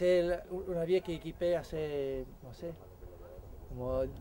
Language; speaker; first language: Spanish; non-native, fluent; English